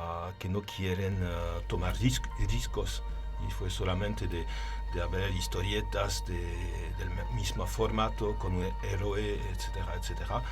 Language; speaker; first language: Spanish; non-native, learner; French